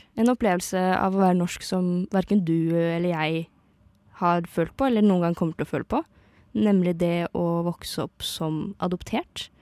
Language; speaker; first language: Norwegian; native; Norwegian